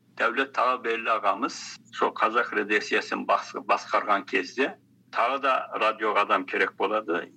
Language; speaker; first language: Kazakh; early bilingual, heritage; Kazakh